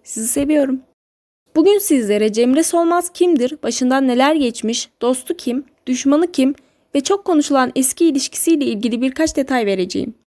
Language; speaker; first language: Turkish; native; Turkish